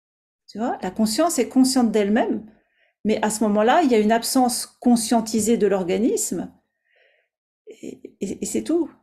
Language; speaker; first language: French; native; French